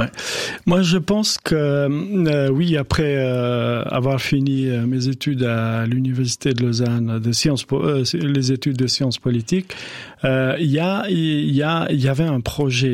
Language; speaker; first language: French; non-native, fluent; Albanian